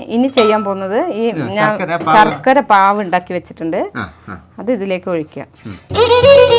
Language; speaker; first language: Malayalam; non-native, local second language; Kannada